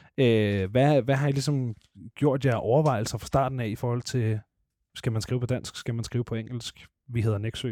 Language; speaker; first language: Danish; native; Danish